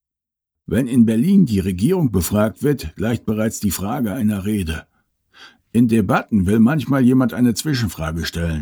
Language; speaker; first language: German; native; German